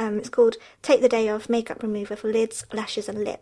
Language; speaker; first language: English; early bilingual, other home language; Japanese